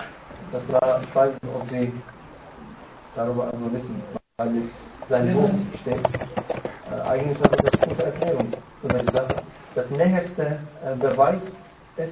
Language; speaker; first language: German; non-native, learner; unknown